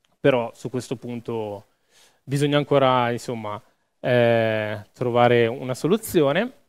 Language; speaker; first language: Italian; native; Italian